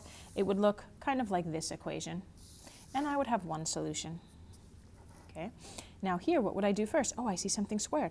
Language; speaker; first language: English; native; English